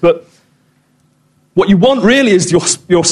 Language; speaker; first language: English; native; English